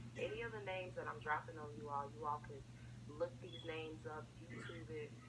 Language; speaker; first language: English; native; English